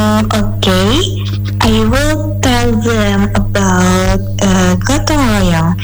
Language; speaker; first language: English; non-native, learner; Indonesian